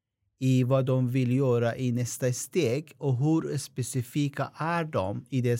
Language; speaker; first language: Swedish; non-native, fluent; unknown